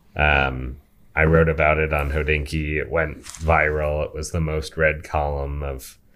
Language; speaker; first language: English; native; English